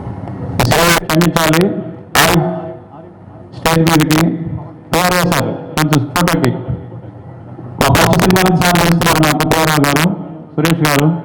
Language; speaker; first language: Telugu; native; Telugu